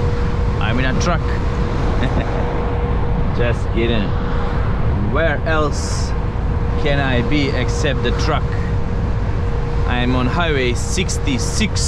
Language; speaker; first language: English; non-native, fluent; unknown